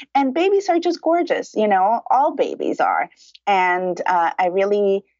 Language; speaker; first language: English; early bilingual, other home language; Spanish